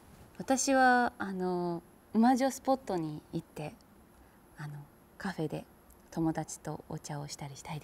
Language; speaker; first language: Japanese; native; Japanese